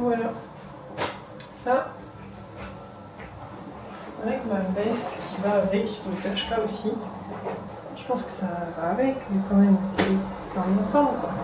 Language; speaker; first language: French; native; French